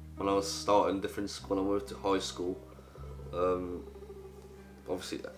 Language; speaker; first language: English; early bilingual, other home language; Polish